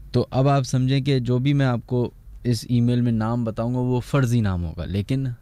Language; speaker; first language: Urdu; native; Urdu